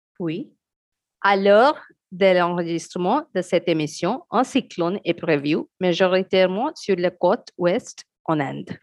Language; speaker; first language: French; non-native, fluent; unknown